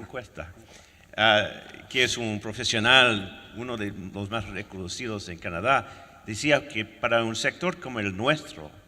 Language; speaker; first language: Spanish; non-native, fluent; French